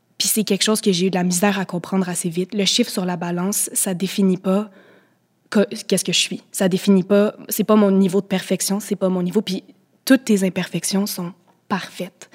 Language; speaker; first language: French; native; French